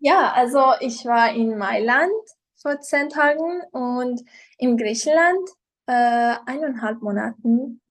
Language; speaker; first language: German; non-native, fluent; Persian